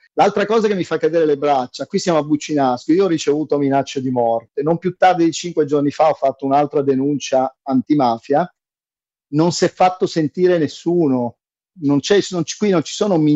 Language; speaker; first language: Italian; native; Italian